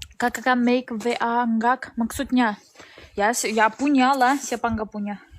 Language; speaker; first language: Indonesian; non-native, learner; Russian